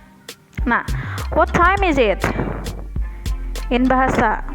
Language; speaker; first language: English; non-native, learner; Indonesian